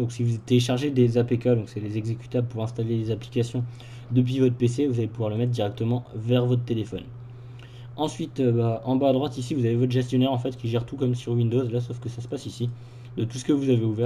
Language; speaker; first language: French; native; French